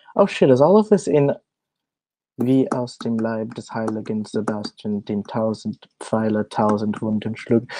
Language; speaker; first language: German; non-native, learner; English